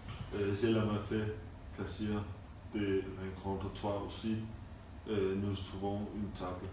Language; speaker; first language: French; non-native, learner; Danish